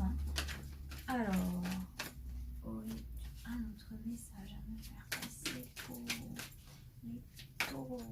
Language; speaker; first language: French; native; French